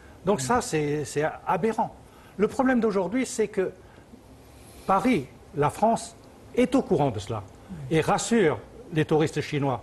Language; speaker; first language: French; early bilingual, other home language; Chinese